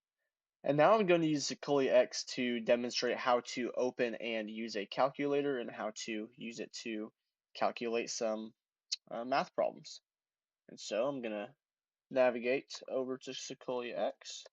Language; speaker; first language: English; native; English